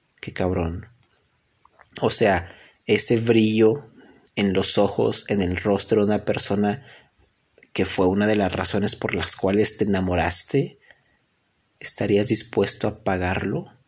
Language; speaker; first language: Spanish; native; Spanish